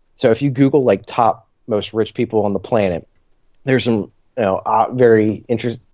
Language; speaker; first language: English; native; English